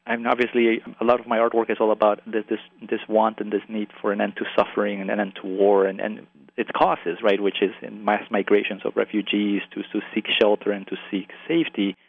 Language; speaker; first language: English; early bilingual, other home language; Spanish